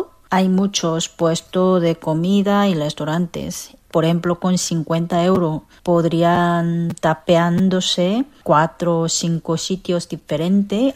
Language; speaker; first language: Spanish; non-native, fluent; Korean